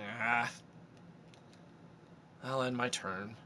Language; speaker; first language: English; native; English